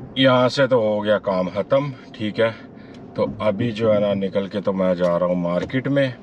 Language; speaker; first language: Urdu; non-native, local second language; Punjabi